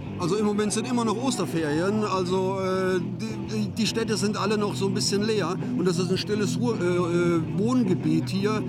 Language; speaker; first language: German; native; German